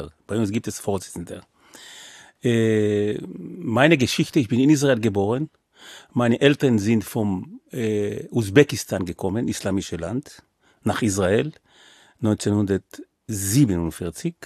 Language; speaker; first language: German; non-native, fluent; Hebrew